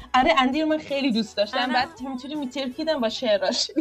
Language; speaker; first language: Persian; early bilingual, heritage; Persian